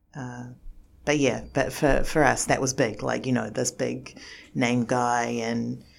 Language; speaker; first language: English; native; English